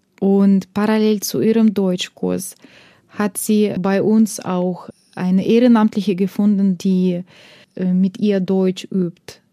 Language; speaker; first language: German; non-native, fluent; Russian